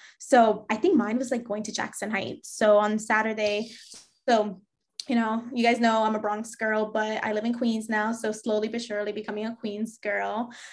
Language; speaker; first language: English; native; English